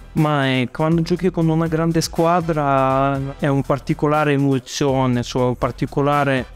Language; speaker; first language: Italian; non-native, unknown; Russian